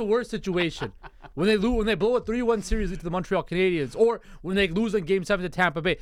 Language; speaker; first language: English; native; English